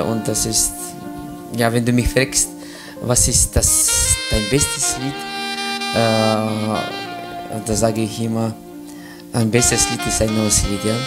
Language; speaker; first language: German; non-native, fluent; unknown